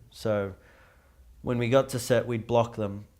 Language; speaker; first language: English; native; English